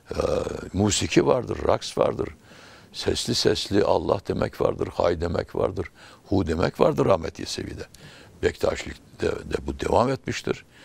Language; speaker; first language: Turkish; native; Turkish